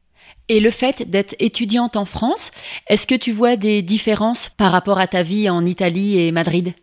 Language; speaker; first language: French; native; French